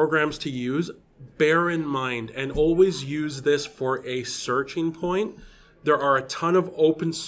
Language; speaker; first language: English; native; English